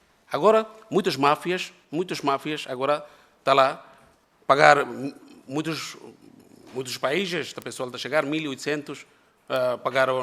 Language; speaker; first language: Portuguese; non-native, learner; Bangla